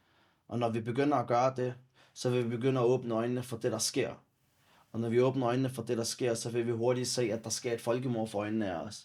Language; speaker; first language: Danish; early bilingual, other home language; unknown